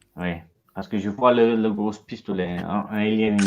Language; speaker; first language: French; non-native, learner; English